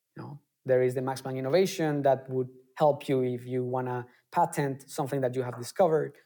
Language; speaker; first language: English; non-native, fluent; Spanish